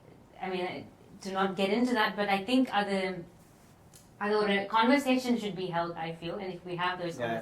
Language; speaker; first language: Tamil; early bilingual, heritage; Tamil